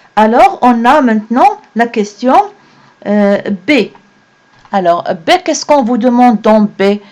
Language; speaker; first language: French; non-native, local second language; Arabic